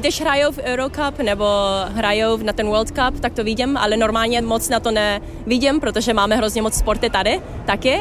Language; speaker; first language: Czech; early bilingual, heritage; Czech